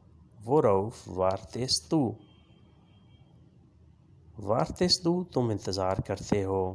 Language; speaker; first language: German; non-native, fluent; Urdu